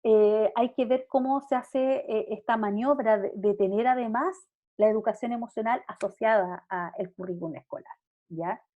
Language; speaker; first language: Spanish; native; Spanish